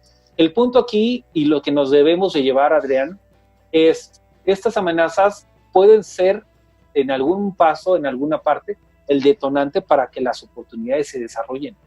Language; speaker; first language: Spanish; native; Spanish